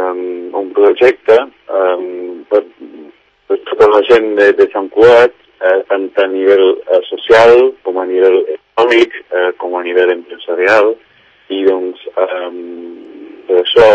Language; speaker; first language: Catalan; non-native, fluent; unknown